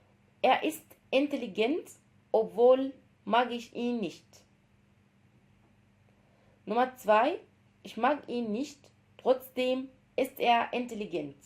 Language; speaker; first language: German; non-native, fluent; Arabic